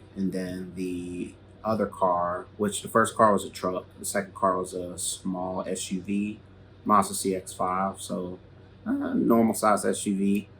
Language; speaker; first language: English; native; English